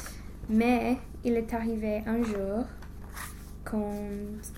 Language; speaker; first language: French; non-native, learner; English